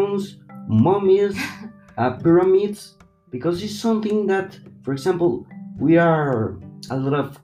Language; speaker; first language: English; non-native, learner; Spanish